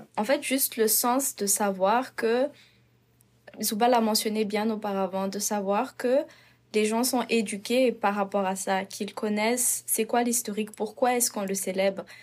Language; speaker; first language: French; non-native, local second language; Malagasy